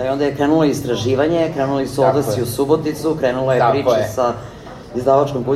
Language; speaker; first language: Serbian; native; Serbian